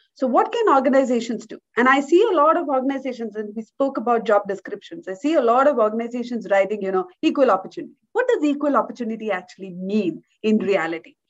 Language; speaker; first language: English; non-native, local second language; Malayalam